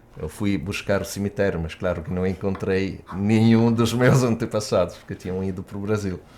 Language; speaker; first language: Portuguese; early bilingual, heritage; Italian